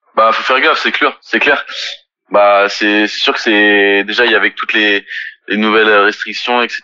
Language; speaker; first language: French; native; French